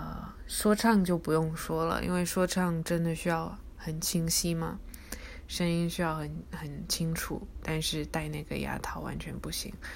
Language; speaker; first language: Chinese; early bilingual, heritage; Chinese